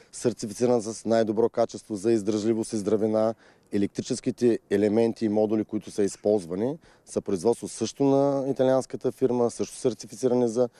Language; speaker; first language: Bulgarian; native; Bulgarian